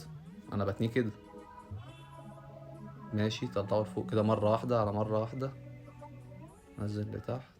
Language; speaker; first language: Arabic; native; Arabic